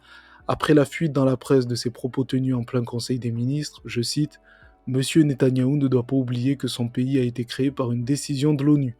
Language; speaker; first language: French; native; French